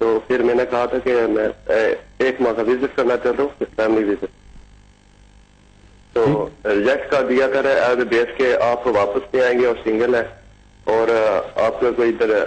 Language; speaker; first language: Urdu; non-native, local second language; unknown